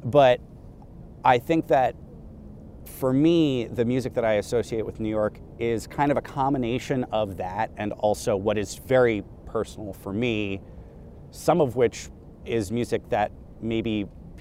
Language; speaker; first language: English; native; English